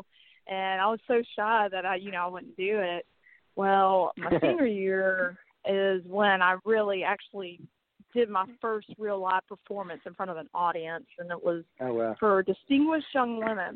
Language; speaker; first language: English; native; English